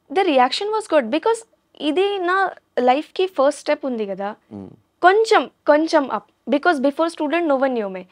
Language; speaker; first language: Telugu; non-native, learner; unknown